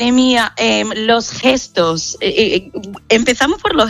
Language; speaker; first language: Spanish; non-native, fluent; English